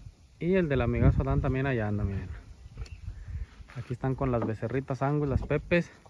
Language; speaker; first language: Spanish; native; Spanish